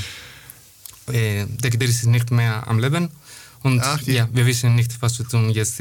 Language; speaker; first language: German; non-native, learner; Greek